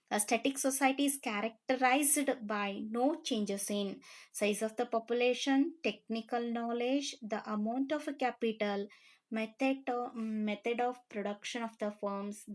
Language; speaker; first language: English; non-native, local second language; Kannada